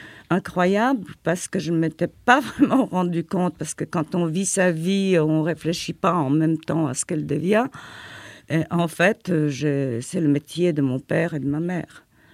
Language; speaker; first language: French; non-native, fluent; Polish